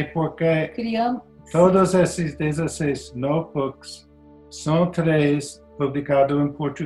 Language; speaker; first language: Portuguese; non-native, learner; English